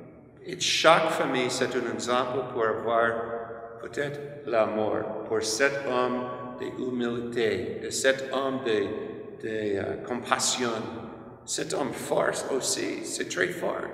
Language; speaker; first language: French; non-native, fluent; English